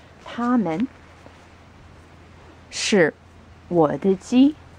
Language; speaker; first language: Chinese; non-native, fluent; English